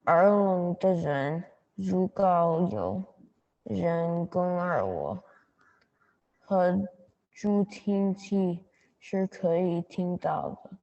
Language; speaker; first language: Chinese; non-native, learner; English